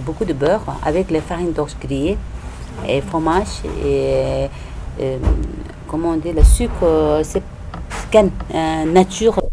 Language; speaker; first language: French; non-native, learner; Tibetan